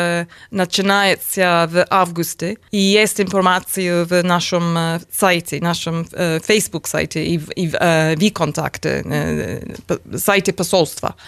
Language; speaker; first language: Russian; non-native, learner; English